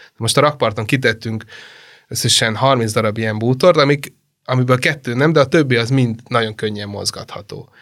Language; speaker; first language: Hungarian; native; Hungarian